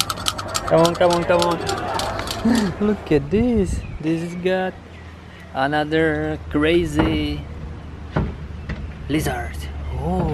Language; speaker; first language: English; non-native, fluent; Czech